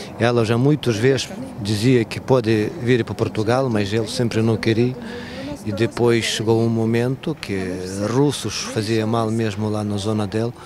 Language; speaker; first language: Portuguese; non-native, fluent; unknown